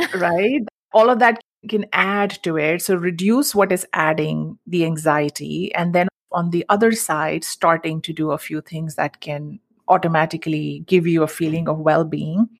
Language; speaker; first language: English; non-native, local second language; Hindi